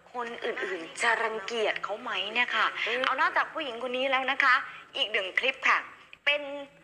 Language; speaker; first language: Thai; native; Thai